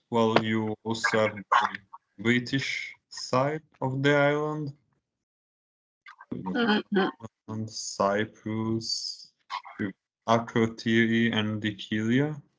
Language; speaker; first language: English; non-native, fluent; Italian